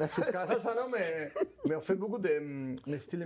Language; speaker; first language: French; non-native, learner; Spanish